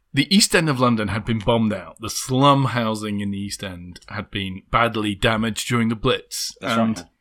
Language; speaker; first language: English; native; English